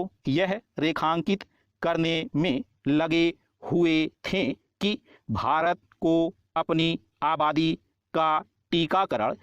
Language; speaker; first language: Hindi; native; Hindi